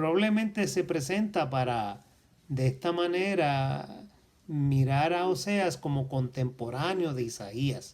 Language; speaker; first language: Spanish; native; Spanish